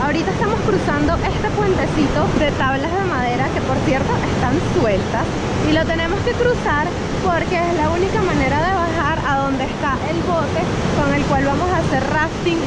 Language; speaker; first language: Spanish; native; Spanish